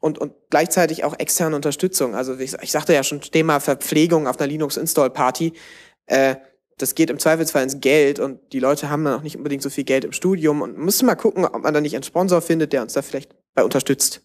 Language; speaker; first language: German; native; German